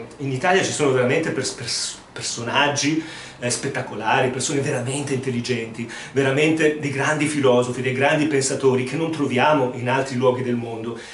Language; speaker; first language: Italian; non-native, fluent; Spanish